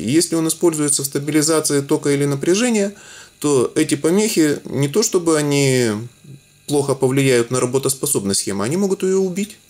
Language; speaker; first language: Russian; native; Russian